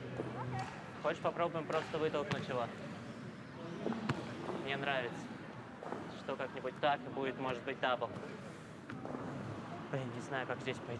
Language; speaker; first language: Russian; native; Russian